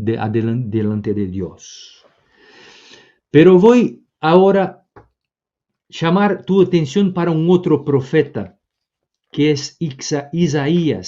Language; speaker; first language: Spanish; non-native, fluent; Portuguese